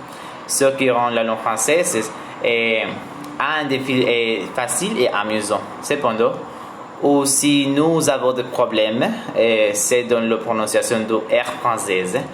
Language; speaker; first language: French; non-native, learner; Spanish